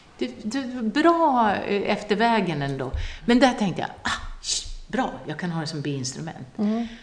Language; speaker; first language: Swedish; non-native, local second language; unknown